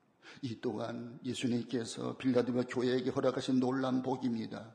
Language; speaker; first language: Korean; native; Korean